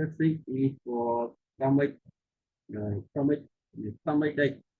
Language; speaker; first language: English; non-native, learner; Vietnamese